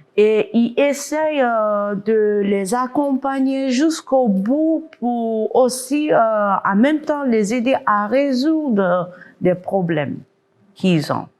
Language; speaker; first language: French; non-native, learner; English